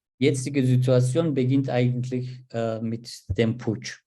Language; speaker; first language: German; non-native, learner; Turkish